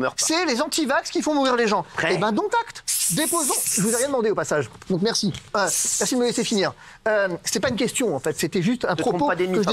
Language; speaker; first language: French; native; French